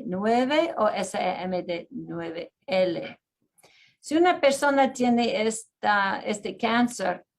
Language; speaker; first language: Spanish; early bilingual, heritage; Spanish